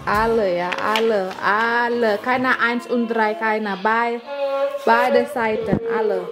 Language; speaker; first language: German; non-native, learner; Indonesian